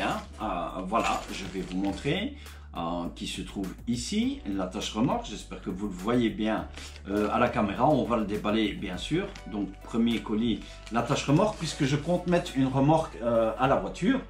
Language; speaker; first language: French; native; French